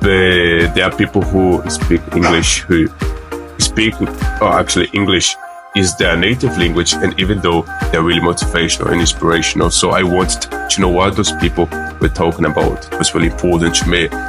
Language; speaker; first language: English; non-native, fluent; Portuguese